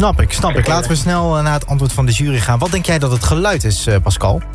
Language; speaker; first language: Dutch; native; Dutch